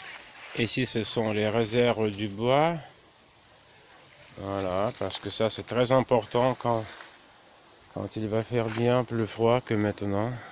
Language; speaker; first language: French; non-native, fluent; Russian